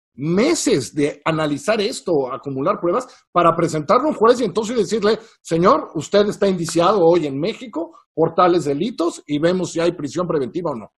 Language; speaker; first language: Spanish; native; Spanish